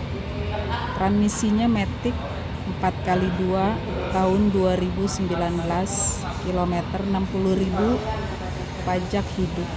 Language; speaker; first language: Indonesian; native; Indonesian